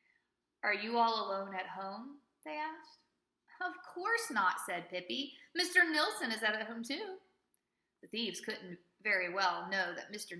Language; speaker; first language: English; native; English